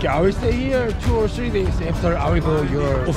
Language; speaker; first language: English; non-native, learner; Korean